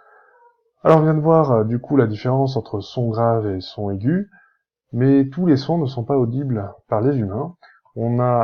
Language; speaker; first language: French; native; French